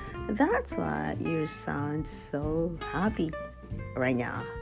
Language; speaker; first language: English; non-native, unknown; Japanese